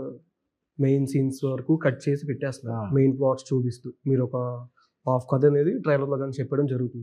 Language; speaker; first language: Telugu; native; Telugu